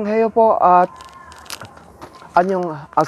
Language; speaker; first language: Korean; non-native, learner; Filipino